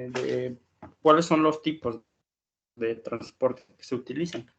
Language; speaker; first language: Spanish; native; Spanish